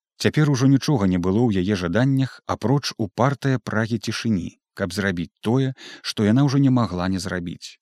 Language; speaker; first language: Belarusian; native; Belarusian